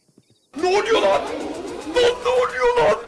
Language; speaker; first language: Turkish; native; Turkish